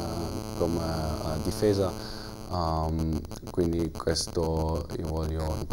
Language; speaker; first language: Italian; non-native, learner; German